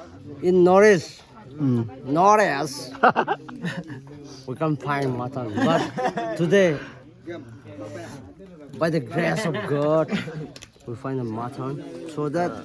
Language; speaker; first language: English; non-native, learner; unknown